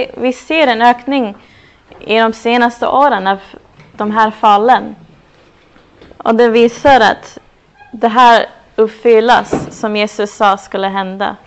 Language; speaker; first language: Swedish; non-native, fluent; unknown